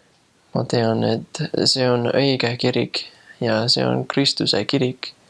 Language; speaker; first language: Estonian; non-native, fluent; English